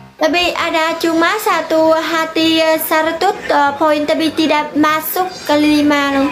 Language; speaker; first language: Indonesian; non-native, learner; Vietnamese